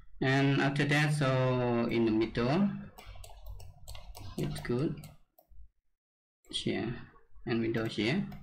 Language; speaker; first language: English; non-native, learner; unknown